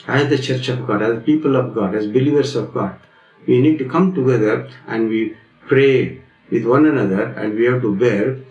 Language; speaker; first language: English; non-native, local second language; Tamil